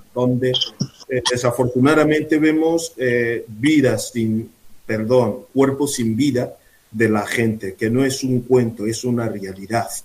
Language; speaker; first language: Spanish; non-native, fluent; Igbo